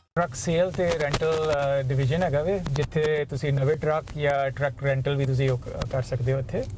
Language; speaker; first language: Punjabi; early bilingual, heritage; Punjabi